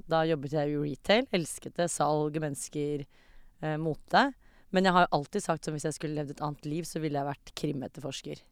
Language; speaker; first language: Norwegian; early bilingual, other home language; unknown